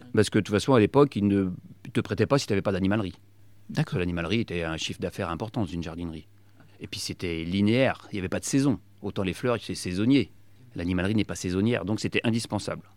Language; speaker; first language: French; native; French